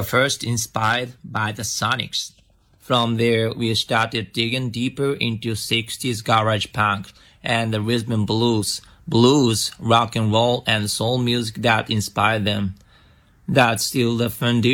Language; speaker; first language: English; non-native, learner; Japanese